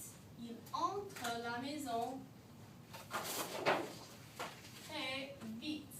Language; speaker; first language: French; non-native, fluent; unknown